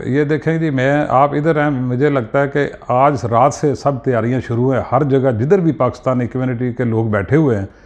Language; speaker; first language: Urdu; non-native, local second language; Punjabi